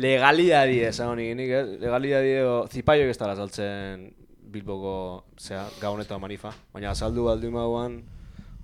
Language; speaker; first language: Basque; native; Basque